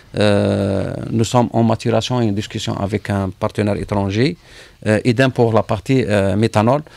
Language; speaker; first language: French; non-native, local second language; Arabic